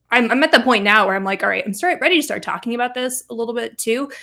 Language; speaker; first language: English; native; English